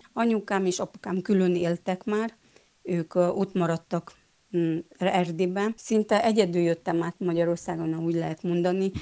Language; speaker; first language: Hungarian; non-native, local second language; Romanian